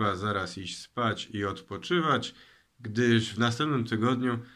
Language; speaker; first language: Polish; native; Polish